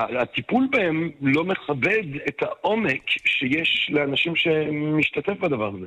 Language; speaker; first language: Hebrew; non-native, fluent; French